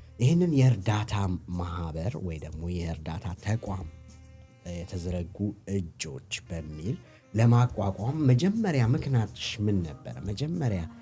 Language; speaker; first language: Amharic; native; Amharic